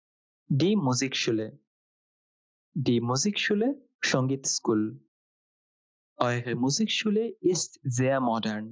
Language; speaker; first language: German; non-native, fluent; Bangla